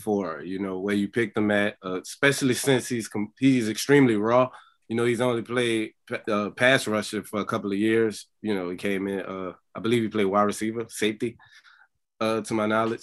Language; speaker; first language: English; native; English